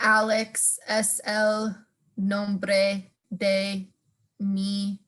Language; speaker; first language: Spanish; non-native, learner; English